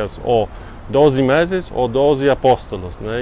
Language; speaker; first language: Portuguese; non-native, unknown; Polish